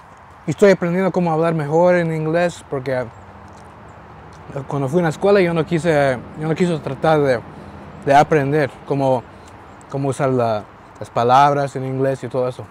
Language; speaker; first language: Spanish; early bilingual, heritage; Spanish